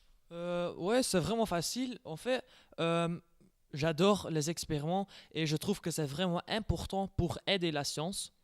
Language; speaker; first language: French; non-native, learner; Dutch